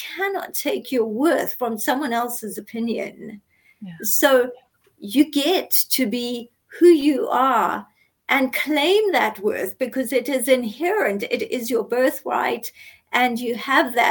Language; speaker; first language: English; native; English